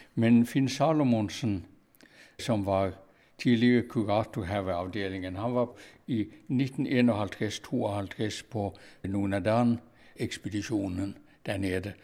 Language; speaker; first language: Norwegian; native; Norwegian